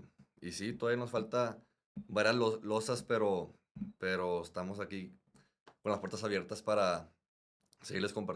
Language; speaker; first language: Spanish; native; Spanish